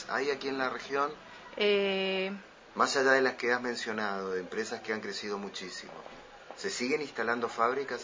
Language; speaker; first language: Spanish; native; Spanish